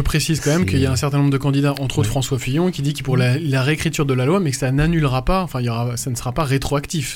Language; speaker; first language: French; native; French